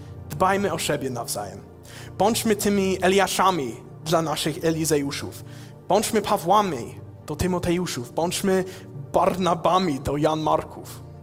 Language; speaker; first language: Polish; non-native, fluent; English